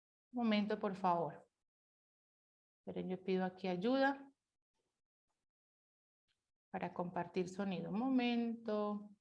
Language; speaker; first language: Spanish; native; Spanish